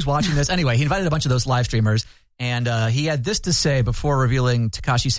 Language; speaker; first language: English; native; English